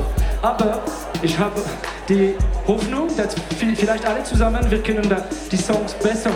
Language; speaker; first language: German; non-native, local second language; French